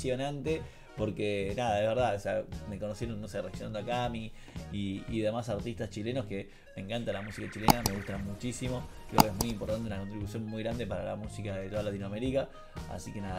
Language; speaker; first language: Spanish; native; Spanish